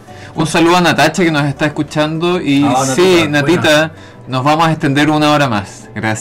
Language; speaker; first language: Spanish; native; Spanish